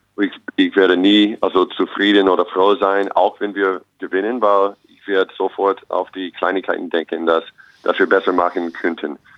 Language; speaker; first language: German; non-native, fluent; English